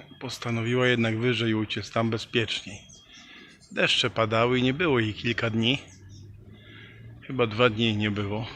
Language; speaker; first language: Polish; native; Polish